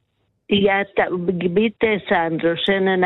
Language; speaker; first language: German; non-native, fluent; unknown